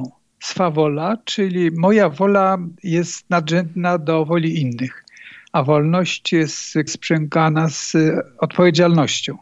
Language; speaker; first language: Polish; native; Polish